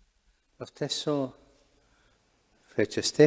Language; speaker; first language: Italian; non-native, fluent; Spanish